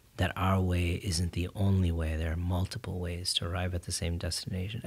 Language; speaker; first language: English; native; English